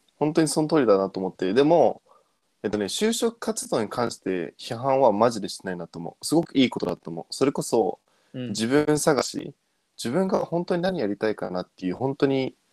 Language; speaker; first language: Japanese; early bilingual, heritage; Japanese